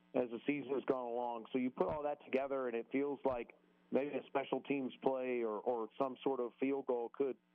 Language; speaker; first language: English; native; English